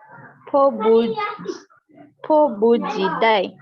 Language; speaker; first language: Chinese; non-native, learner; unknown